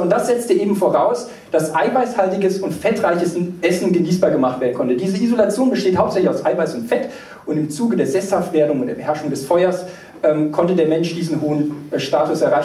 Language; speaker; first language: German; native; German